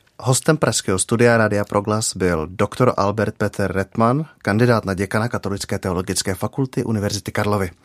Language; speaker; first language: Czech; native; Czech